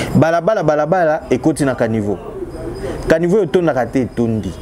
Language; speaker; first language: French; non-native, local second language; Lingala